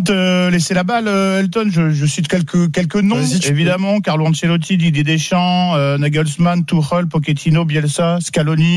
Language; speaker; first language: French; native; French